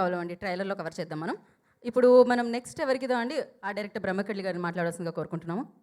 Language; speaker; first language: Telugu; native; Telugu